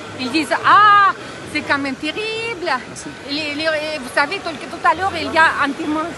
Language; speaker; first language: French; non-native, fluent; Russian